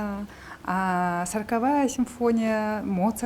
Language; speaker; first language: Russian; non-native, local second language; Kyrgyz